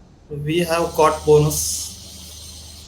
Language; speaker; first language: English; non-native, learner; Hindi